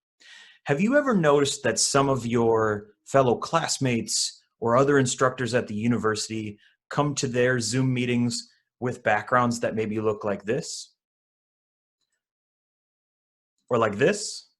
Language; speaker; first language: English; native; English